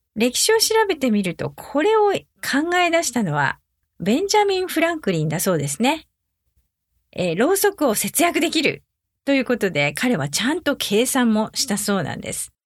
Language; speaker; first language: Japanese; native; Japanese